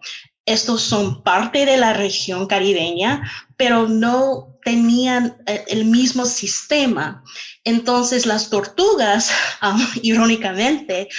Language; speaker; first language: Spanish; non-native, fluent; English